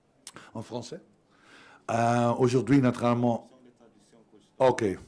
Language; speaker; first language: French; non-native, learner; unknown